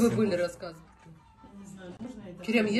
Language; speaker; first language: Russian; native; Russian